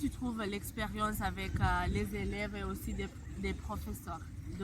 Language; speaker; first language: French; non-native, fluent; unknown